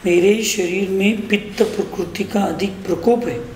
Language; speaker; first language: Hindi; non-native, local second language; Marathi